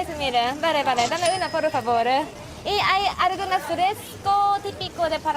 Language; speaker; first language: Spanish; non-native, learner; Japanese